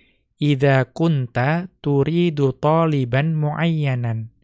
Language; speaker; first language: Arabic; non-native, fluent; Indonesian